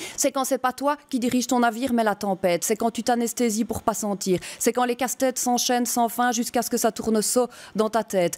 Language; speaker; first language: French; native; French